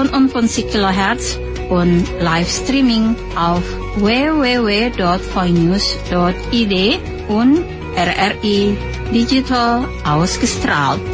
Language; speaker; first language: German; non-native, learner; Indonesian